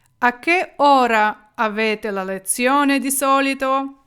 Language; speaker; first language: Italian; non-native, fluent; Ukrainian